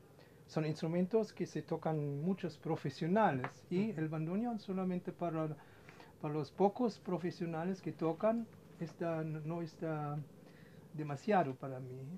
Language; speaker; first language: Spanish; non-native, fluent; German